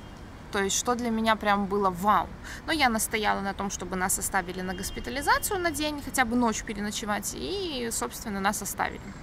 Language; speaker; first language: Russian; native; Russian